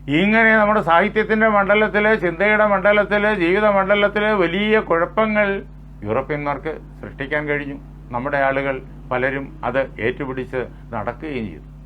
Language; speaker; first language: Malayalam; native; Malayalam